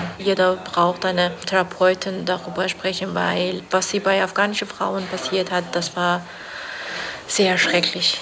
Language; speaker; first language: German; non-native, fluent; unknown